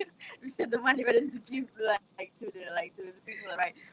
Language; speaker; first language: English; non-native, local second language; Malay